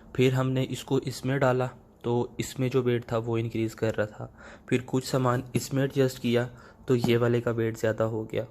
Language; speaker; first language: Urdu; non-native, local second language; Punjabi